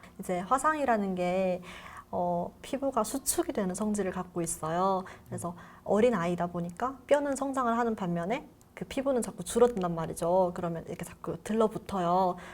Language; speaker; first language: Korean; native; Korean